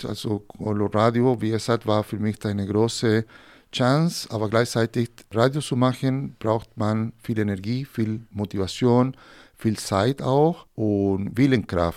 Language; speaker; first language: German; non-native, fluent; Spanish